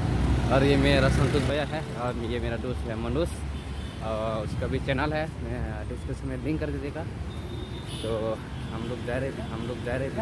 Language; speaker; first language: Hindi; non-native, local second language; Kok Borok